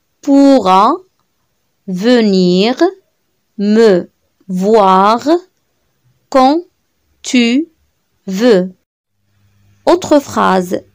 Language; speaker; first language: French; non-native, local second language; Arabic